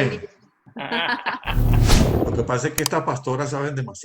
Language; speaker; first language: Spanish; native; Spanish